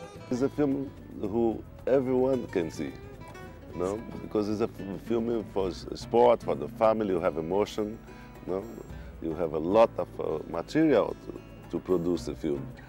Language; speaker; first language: English; non-native, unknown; Portuguese